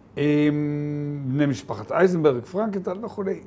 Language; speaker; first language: Hebrew; native; Hebrew